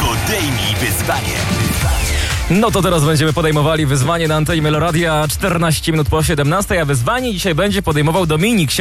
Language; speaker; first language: Polish; native; Polish